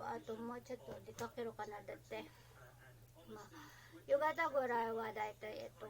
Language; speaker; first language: Japanese; non-native, learner; Filipino